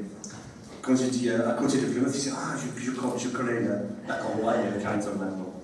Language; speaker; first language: French; non-native, learner; English